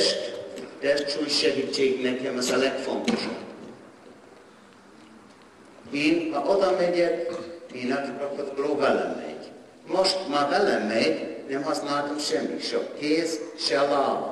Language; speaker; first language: Hungarian; non-native, learner; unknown